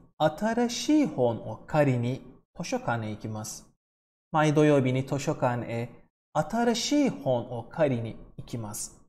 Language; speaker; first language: Japanese; non-native, fluent; Turkish